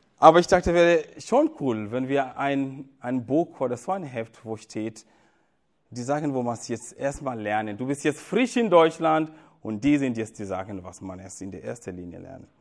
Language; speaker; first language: German; non-native, fluent; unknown